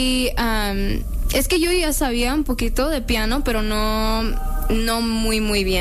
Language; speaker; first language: Spanish; early bilingual, heritage; English